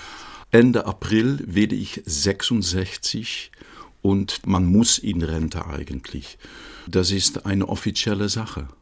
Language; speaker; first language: German; non-native, fluent; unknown